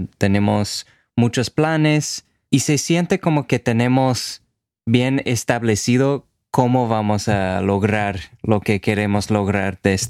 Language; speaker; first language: Spanish; non-native, fluent; English